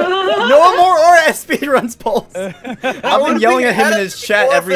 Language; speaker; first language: English; native; English